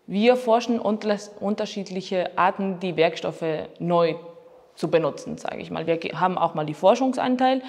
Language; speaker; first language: German; non-native, fluent; Spanish